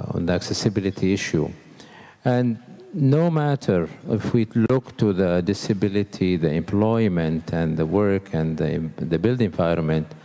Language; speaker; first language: English; non-native, fluent; Arabic